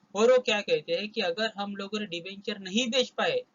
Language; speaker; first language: Hindi; non-native, local second language; Marathi